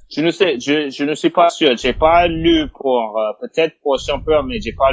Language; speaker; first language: French; non-native, fluent; English